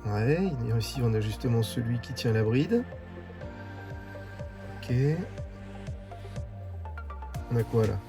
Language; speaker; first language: French; native; French